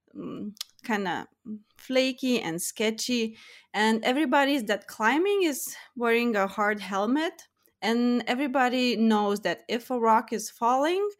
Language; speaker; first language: English; non-native, fluent; Lithuanian